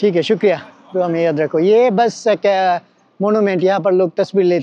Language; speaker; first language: Hindi; non-native, fluent; Bangla